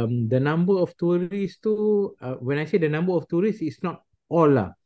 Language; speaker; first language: English; non-native, local second language; Malay